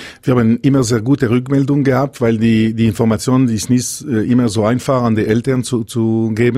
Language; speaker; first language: German; non-native, local second language; French